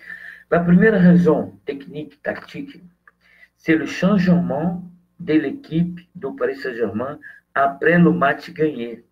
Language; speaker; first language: French; non-native, fluent; Portuguese